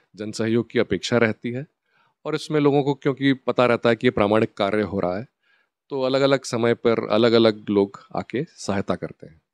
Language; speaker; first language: Hindi; native; Hindi